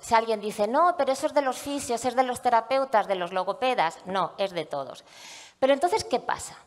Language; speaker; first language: Spanish; native; Spanish